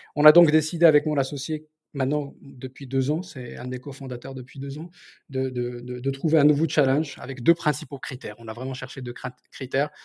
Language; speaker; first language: French; non-native, local second language; Berber languages